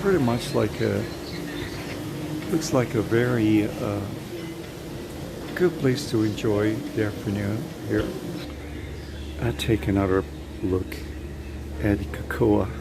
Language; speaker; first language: English; non-native, fluent; Spanish